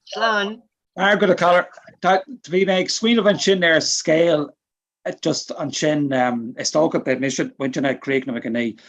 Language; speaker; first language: Irish; non-native, local second language; English